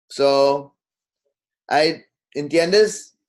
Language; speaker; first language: Spanish; non-native, learner; English